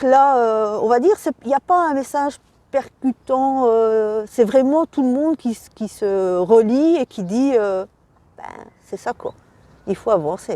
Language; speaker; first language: French; native; French